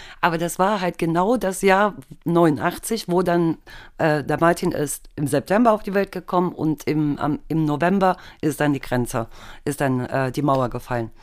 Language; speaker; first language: German; native; German